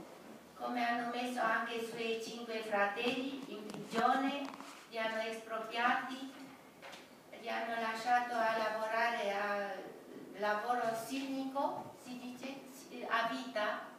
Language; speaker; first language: Italian; non-native, fluent; Romanian